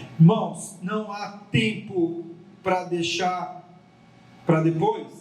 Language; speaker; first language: Portuguese; native; Portuguese